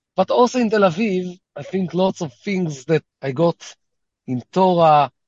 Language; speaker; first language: English; early bilingual, heritage; Hebrew